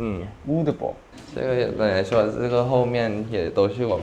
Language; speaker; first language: Chinese; non-native, fluent; Thai